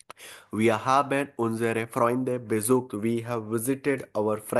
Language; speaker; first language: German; non-native, fluent; Hindi